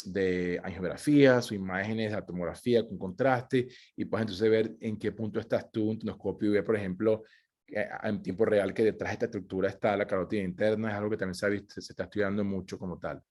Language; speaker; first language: Spanish; native; Spanish